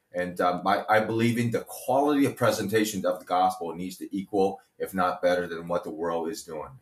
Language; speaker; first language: English; early bilingual, other home language; Chinese